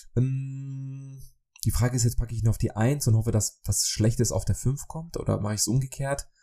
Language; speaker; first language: German; early bilingual, other home language; Polish